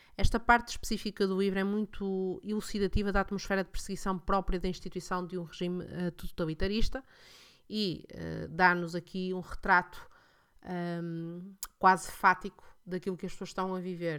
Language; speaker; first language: Portuguese; native; Portuguese